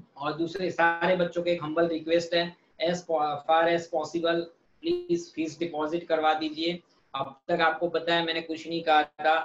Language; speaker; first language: Hindi; non-native, local second language; Gujarati